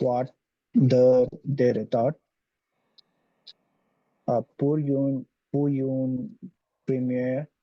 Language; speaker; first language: French; non-native, learner; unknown